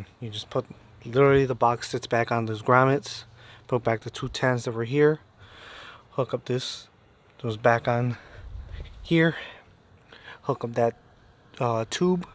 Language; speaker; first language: English; native; English